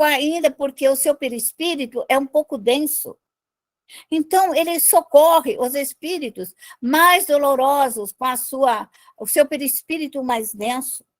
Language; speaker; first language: Portuguese; native; Portuguese